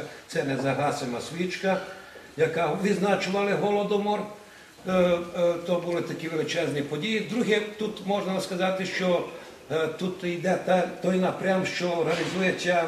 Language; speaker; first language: Ukrainian; early bilingual, heritage; Ukrainian